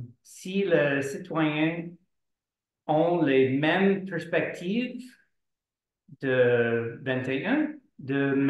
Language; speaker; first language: French; non-native, learner; English